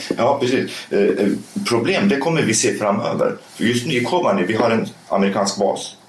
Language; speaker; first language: Swedish; early bilingual, other home language; Kurdish